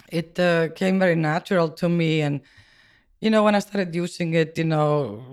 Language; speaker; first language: English; non-native, fluent; Icelandic